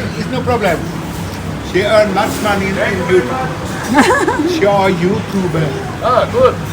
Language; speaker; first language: English; non-native, learner; Swedish